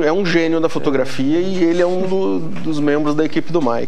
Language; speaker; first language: Portuguese; native; Portuguese